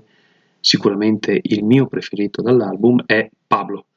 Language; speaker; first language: Italian; native; Italian